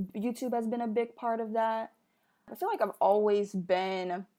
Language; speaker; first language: English; native; English